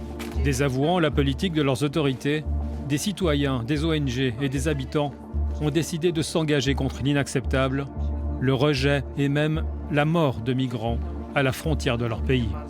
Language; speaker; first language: French; native; French